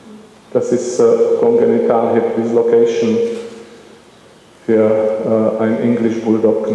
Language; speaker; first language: German; non-native, learner; Czech